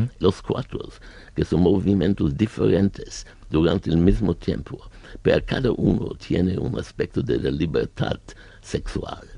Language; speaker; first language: Spanish; non-native, learner; German